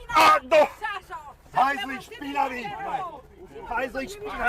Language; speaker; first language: Slovak; native; Slovak